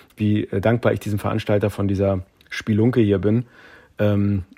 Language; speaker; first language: German; native; German